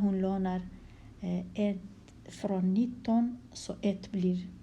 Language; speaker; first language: Swedish; non-native, fluent; Kurdish